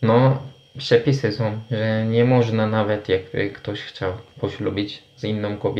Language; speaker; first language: Polish; non-native, fluent; Turkish